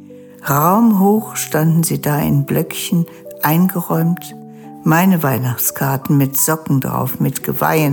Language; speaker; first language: German; native; German